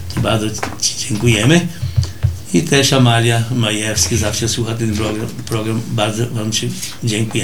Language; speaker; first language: Polish; early bilingual, heritage; Polish